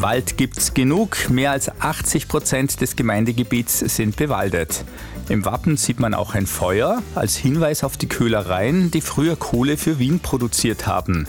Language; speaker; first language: German; native; German